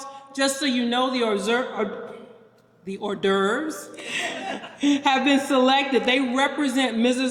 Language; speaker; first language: English; native; English